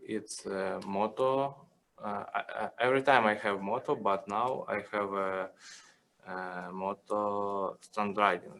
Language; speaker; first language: English; non-native, learner; Russian